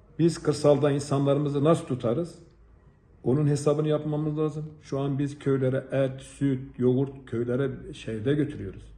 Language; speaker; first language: Turkish; native; Turkish